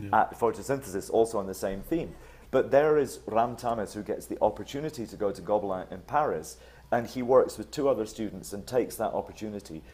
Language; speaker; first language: English; native; English